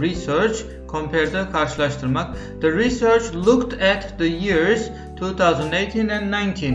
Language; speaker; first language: English; non-native, fluent; Turkish